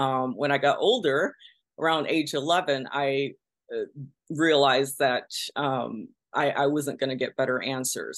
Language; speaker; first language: English; early bilingual, other home language; Pennsylvania German